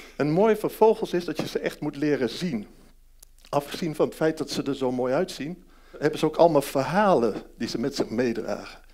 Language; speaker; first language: Dutch; early bilingual, heritage; Dutch